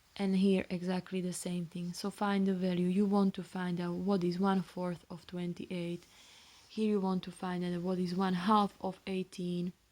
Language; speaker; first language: English; non-native, fluent; Slovak